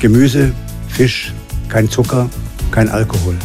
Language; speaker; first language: German; native; German